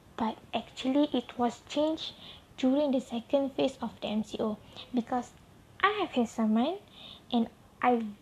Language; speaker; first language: English; non-native, local second language; Malay